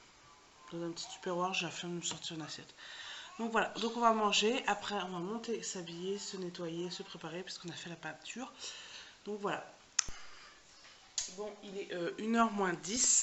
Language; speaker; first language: French; native; French